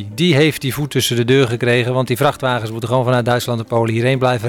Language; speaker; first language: Dutch; native; Dutch